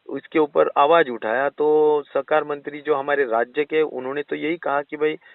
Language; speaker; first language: Hindi; non-native, local second language; Marathi